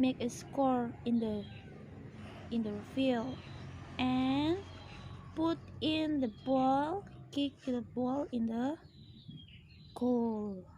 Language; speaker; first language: English; non-native, fluent; Indonesian